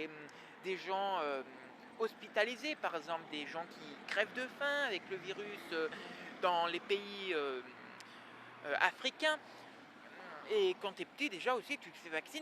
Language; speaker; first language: French; native; French